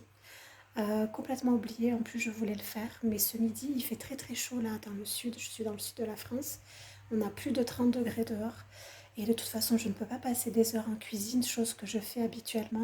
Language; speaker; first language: French; native; French